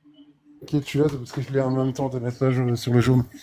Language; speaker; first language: French; native; French